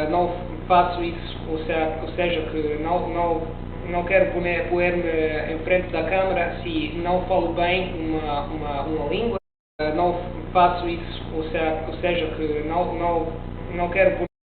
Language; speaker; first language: Portuguese; non-native, learner; Italian